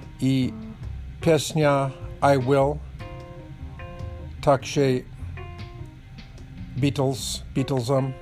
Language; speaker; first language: Russian; non-native, learner; English